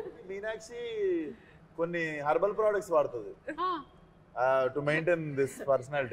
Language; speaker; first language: Telugu; native; Telugu